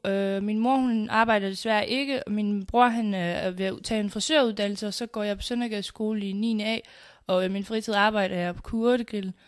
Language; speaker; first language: Danish; early bilingual, other home language; Central Kurdish